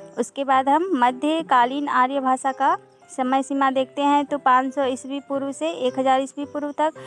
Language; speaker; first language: Hindi; native; Hindi